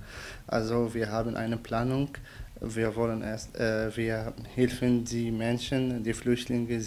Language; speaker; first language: German; non-native, learner; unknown